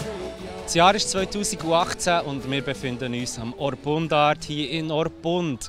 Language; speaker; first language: German; native; German